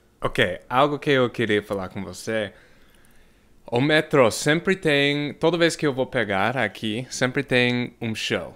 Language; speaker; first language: Portuguese; non-native, fluent; English